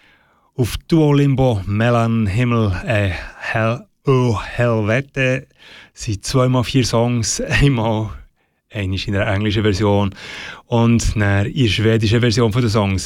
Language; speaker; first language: German; native; German